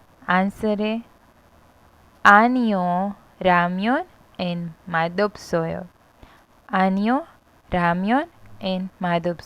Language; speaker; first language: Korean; non-native, fluent; Hindi